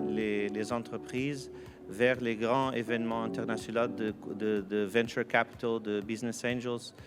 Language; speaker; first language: French; non-native, fluent; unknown